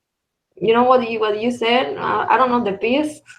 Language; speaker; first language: English; non-native, learner; Spanish